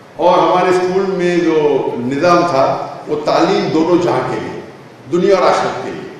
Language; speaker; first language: Urdu; non-native, local second language; Konkani